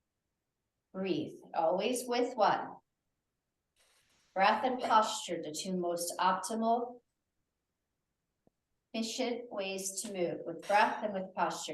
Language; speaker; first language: English; native; English